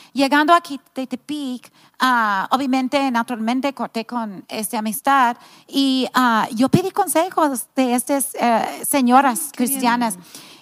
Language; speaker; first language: Spanish; non-native, fluent; English